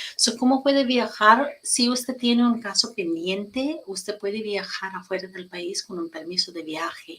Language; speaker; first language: Spanish; non-native, learner; English